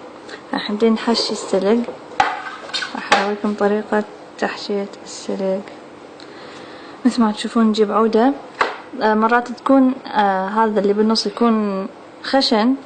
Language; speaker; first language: Arabic; native; Arabic